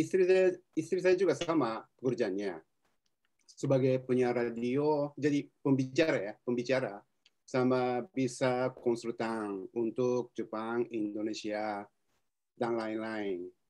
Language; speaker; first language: Indonesian; non-native, fluent; Japanese